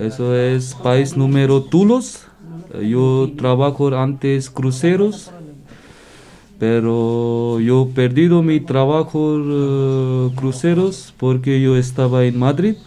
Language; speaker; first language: Spanish; non-native, learner; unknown